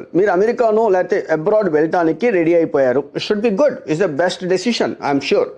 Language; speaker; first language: Telugu; native; Telugu